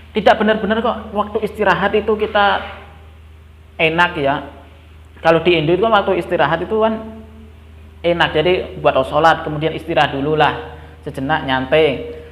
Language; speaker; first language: Indonesian; non-native, local second language; Javanese